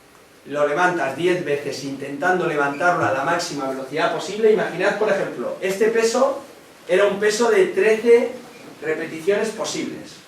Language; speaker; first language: Spanish; native; Spanish